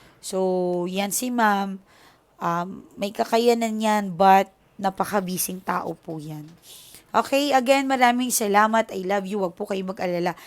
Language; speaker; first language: Filipino; native; Filipino